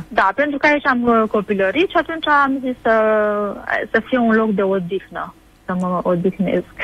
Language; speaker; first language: Romanian; native; Romanian